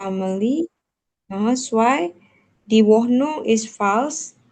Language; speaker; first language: German; non-native, learner; Indonesian